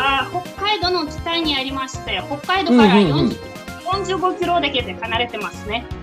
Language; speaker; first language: Japanese; non-native, fluent; Russian